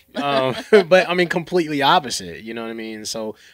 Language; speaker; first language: English; native; English